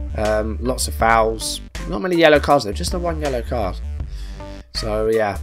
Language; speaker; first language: English; native; English